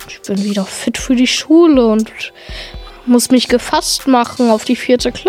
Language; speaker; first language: German; native; German